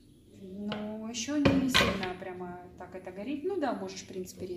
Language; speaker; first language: Russian; native; Russian